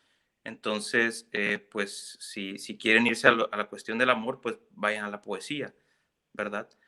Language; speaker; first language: Spanish; native; Spanish